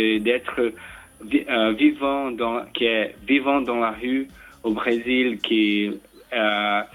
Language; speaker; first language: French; non-native, learner; Portuguese